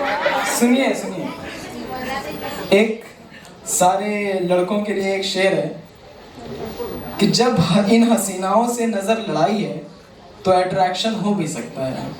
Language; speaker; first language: Hindi; native; Hindi